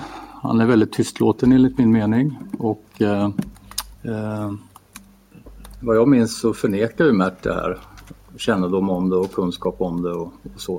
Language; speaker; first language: Swedish; native; Swedish